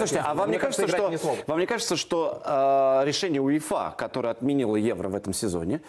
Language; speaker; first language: Russian; native; Russian